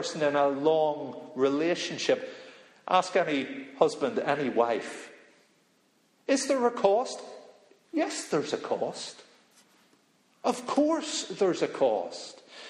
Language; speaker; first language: English; native; English